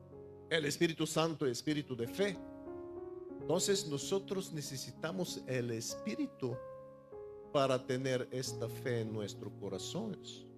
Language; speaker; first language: Spanish; non-native, fluent; Bulgarian